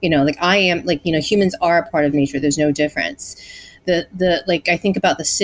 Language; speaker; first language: English; early bilingual, other home language; Chinese